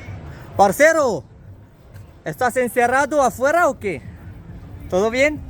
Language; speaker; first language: Spanish; non-native, learner; French